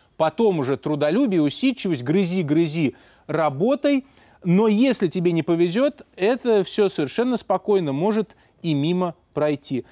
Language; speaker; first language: Russian; native; Russian